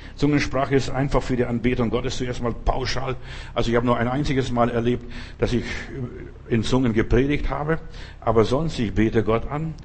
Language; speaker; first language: German; non-native, fluent; Lithuanian